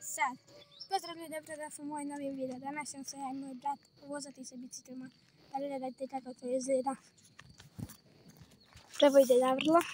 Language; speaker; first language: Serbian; early bilingual, heritage; Croatian